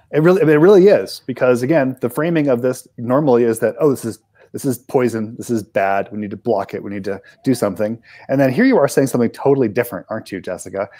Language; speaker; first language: English; native; English